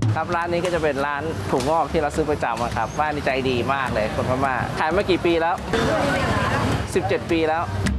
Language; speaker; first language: Thai; early bilingual, other home language; Chinese